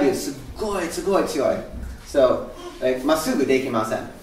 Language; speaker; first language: Japanese; non-native, learner; English